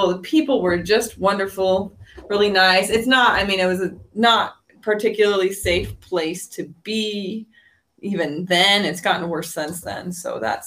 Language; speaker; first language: English; native; English